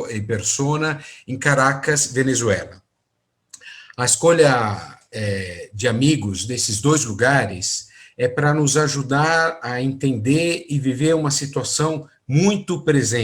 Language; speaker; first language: Portuguese; native; Portuguese